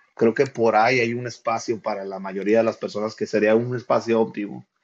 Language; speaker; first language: Spanish; native; Spanish